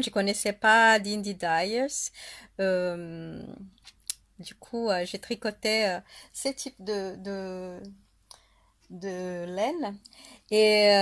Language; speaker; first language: French; non-native, fluent; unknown